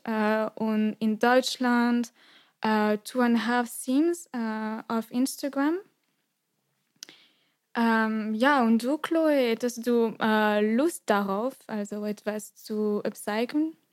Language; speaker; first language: German; non-native, fluent; French